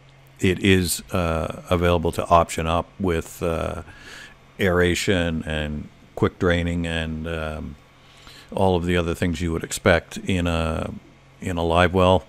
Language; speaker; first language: English; native; English